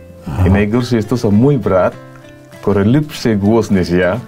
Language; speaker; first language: Polish; non-native, fluent; Cebuano